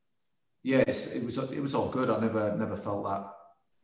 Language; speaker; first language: English; native; English